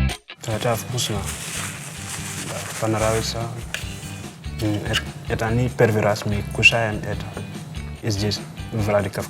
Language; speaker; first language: Russian; non-native, learner; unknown